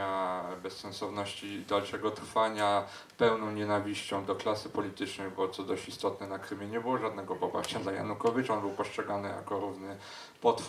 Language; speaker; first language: Polish; native; Polish